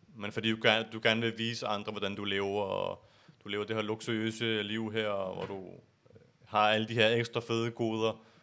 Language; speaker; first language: Danish; early bilingual, other home language; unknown